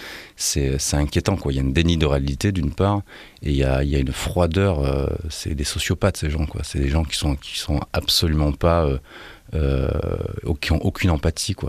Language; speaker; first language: French; native; French